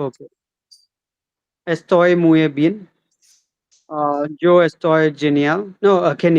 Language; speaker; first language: Spanish; non-native, learner; Hindi